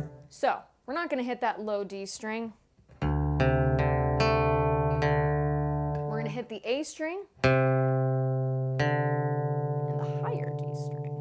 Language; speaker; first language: English; native; English